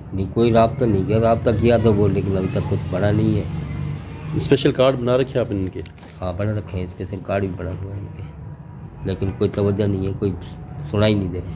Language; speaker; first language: Urdu; native; Urdu